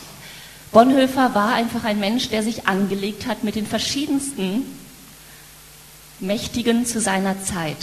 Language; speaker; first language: German; native; German